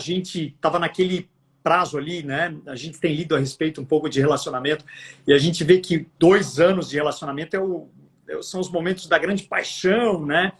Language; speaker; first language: Portuguese; native; Portuguese